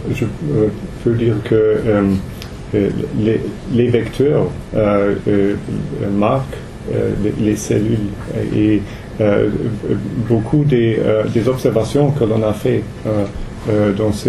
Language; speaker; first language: French; non-native, learner; English